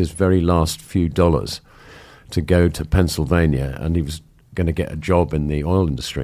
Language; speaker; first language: English; native; English